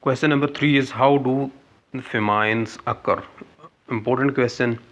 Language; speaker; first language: English; non-native, local second language; Urdu